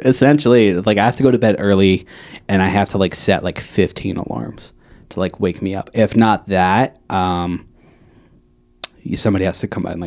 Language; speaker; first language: English; native; English